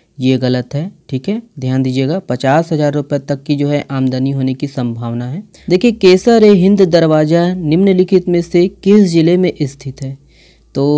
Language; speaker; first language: Hindi; native; Hindi